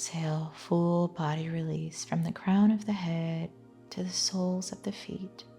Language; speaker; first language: English; native; English